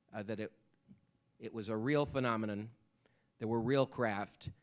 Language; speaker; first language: English; native; English